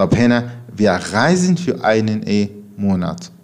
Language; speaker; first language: German; non-native, fluent; Arabic